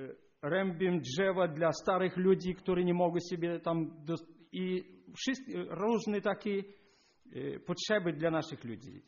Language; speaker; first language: Polish; non-native, learner; Ukrainian